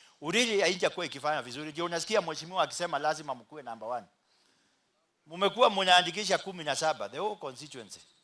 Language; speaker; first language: Swahili; native; Swahili